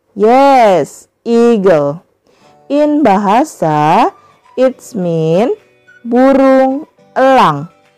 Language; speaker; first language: English; non-native, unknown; Indonesian